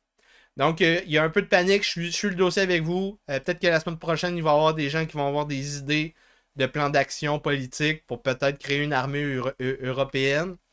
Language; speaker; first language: French; native; French